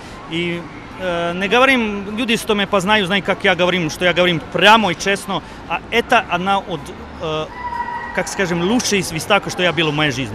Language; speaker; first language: Russian; non-native, learner; Serbian